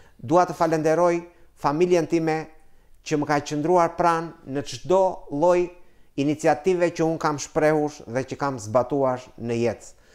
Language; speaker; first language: Albanian; native; Albanian